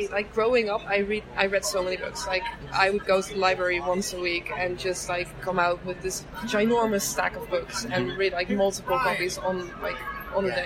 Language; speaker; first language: English; non-native, fluent; Dutch